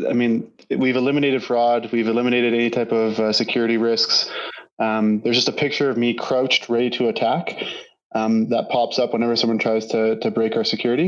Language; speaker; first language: English; native; English